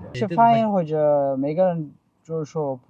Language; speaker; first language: Chinese; non-native, fluent; Amharic